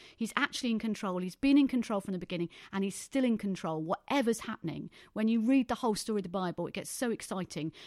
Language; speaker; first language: English; native; English